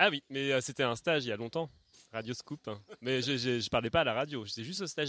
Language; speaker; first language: French; native; French